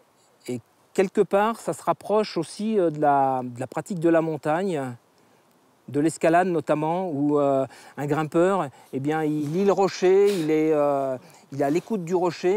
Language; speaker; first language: French; native; French